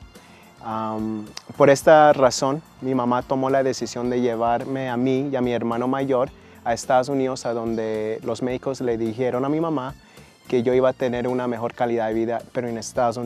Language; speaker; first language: Spanish; early bilingual, heritage; Spanish